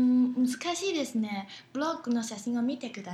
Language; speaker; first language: Japanese; non-native, learner; Chinese